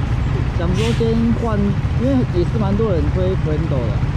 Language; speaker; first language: Chinese; native; Chinese